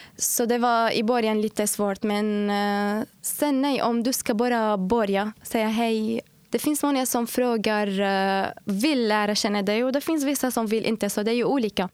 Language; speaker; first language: Swedish; non-native, fluent; Arabic